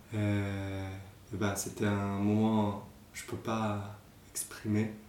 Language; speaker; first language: French; non-native, fluent; Arabic